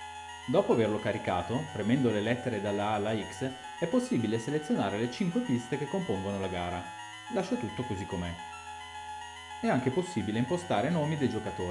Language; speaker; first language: Italian; native; Italian